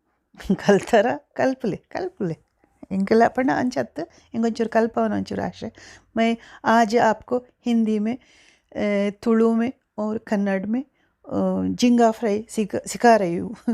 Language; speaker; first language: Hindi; non-native, local second language; Tulu